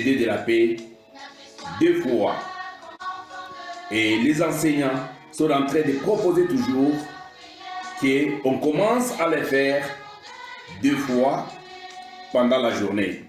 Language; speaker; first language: French; non-native, local second language; Swahili